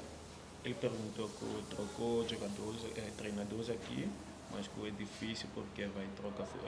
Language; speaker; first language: Portuguese; non-native, learner; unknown